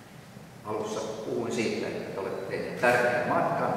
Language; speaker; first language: Finnish; native; Finnish